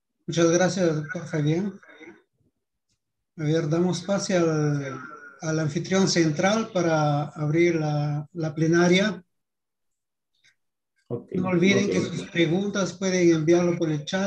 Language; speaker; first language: Spanish; native; Spanish